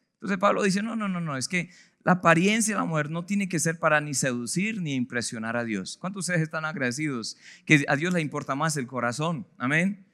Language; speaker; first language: Spanish; non-native, fluent; English